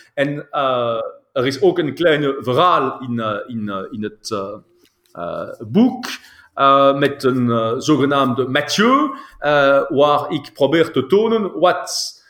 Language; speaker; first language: Dutch; non-native, local second language; French